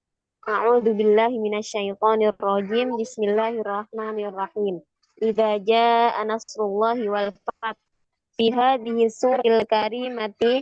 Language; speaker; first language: Arabic; non-native, learner; Indonesian